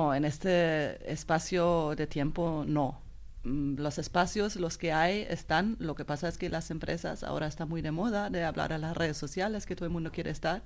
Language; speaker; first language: Spanish; non-native, fluent; German